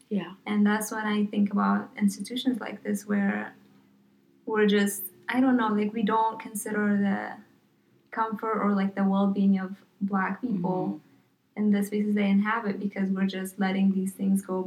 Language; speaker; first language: English; non-native, fluent; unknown